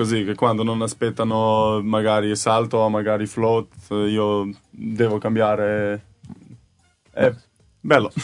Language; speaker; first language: Italian; non-native, learner; Slovenian